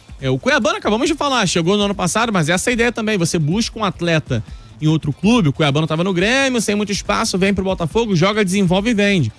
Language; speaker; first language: Portuguese; native; Portuguese